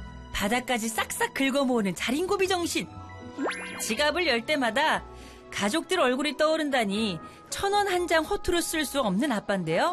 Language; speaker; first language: Korean; native; Korean